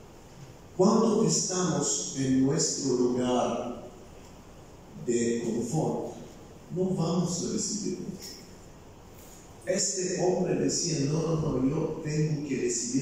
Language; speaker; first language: Spanish; non-native, fluent; Bulgarian